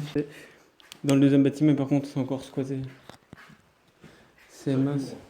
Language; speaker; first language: French; native; French